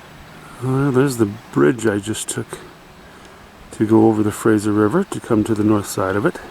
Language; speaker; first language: English; native; English